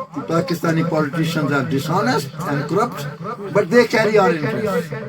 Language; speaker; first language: English; non-native, local second language; Urdu